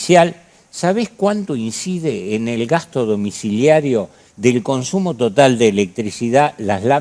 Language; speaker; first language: Spanish; native; Spanish